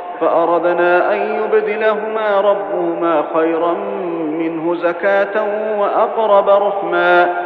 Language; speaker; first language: Arabic; native; Arabic